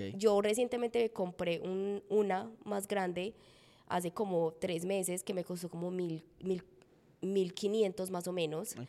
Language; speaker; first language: Spanish; native; Spanish